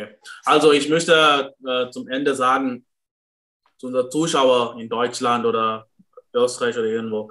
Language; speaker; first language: German; non-native, fluent; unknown